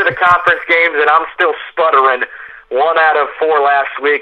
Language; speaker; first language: English; native; English